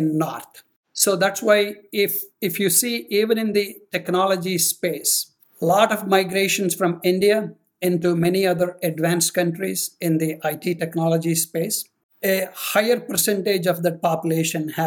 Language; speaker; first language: English; non-native, local second language; Telugu